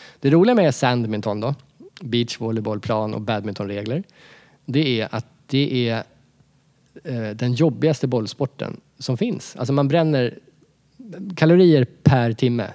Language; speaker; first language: Swedish; native; Swedish